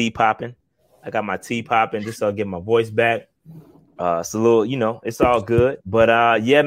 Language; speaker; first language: English; native; English